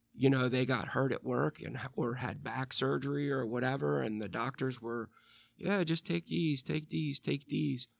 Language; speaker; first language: English; native; English